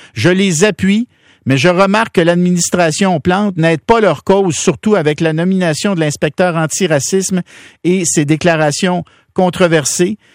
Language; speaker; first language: French; native; French